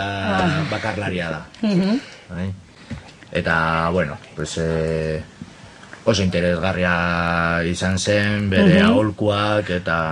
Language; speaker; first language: Basque; non-native, local second language; Spanish